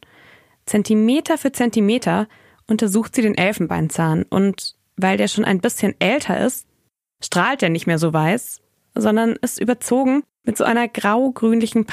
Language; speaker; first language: German; native; German